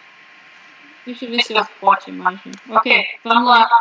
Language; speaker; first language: Portuguese; early bilingual, heritage; Portuguese